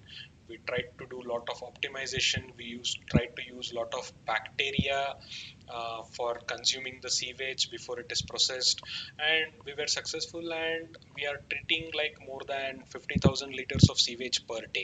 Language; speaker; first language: English; non-native, local second language; Kannada